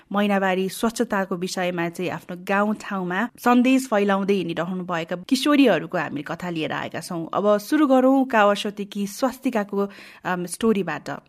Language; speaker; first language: Nepali; native; Nepali